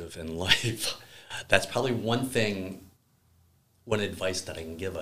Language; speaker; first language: English; native; English